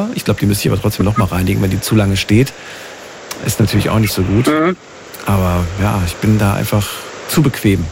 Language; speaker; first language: German; native; German